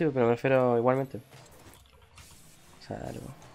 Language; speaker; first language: Spanish; native; Spanish